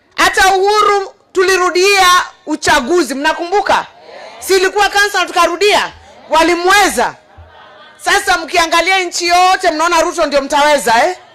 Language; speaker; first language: Swahili; non-native, local second language; Kikuyu